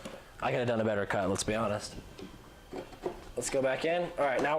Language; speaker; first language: English; native; English